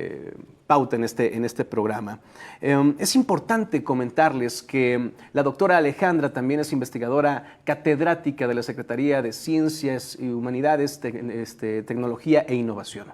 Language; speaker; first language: Spanish; native; Spanish